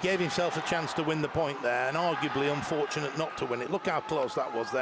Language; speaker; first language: English; native; English